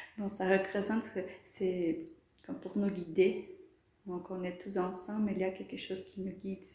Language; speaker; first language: French; non-native, fluent; Portuguese